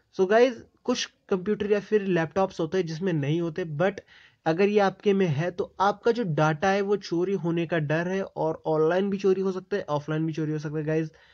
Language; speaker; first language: Hindi; native; Hindi